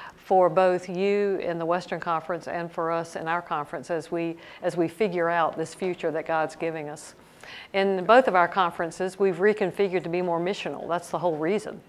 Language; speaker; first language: English; native; English